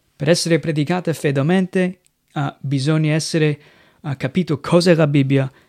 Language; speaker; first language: Italian; non-native, fluent; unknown